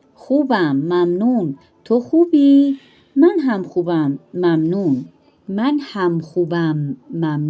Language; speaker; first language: Persian; non-native, fluent; Urdu